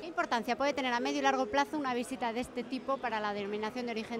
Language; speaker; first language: Spanish; native; Spanish